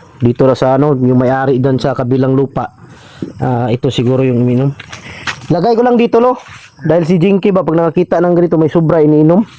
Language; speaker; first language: Filipino; non-native, local second language; Cebuano